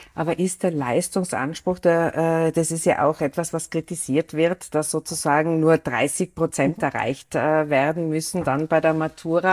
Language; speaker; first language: German; native; German